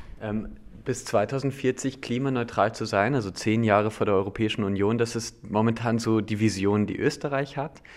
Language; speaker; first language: German; native; German